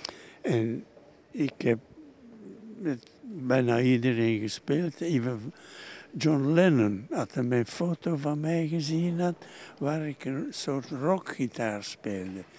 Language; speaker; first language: Dutch; non-native, local second language; French